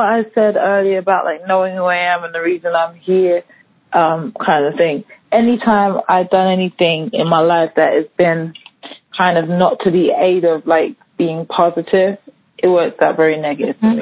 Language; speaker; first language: English; native; English